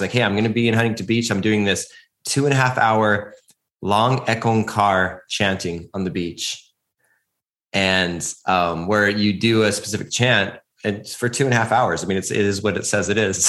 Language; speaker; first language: English; native; English